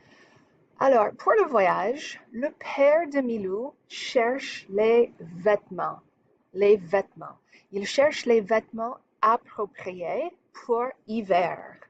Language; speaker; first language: French; non-native, fluent; English